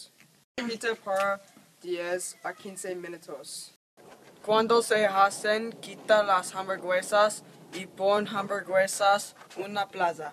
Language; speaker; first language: Spanish; non-native, learner; English